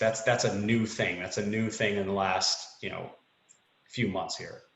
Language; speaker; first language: English; native; English